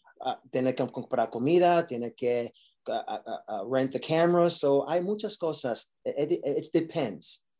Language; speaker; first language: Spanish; early bilingual, heritage; Spanish